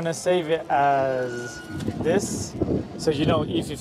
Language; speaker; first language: English; native; English